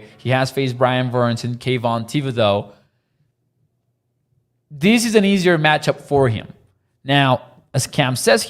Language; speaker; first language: English; native; English